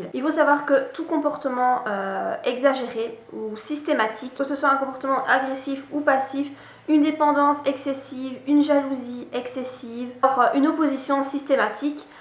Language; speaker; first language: French; native; French